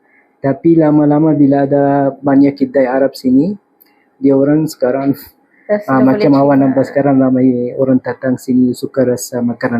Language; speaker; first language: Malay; non-native, fluent; Arabic